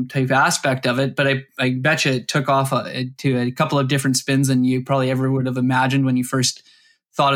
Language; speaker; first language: English; native; English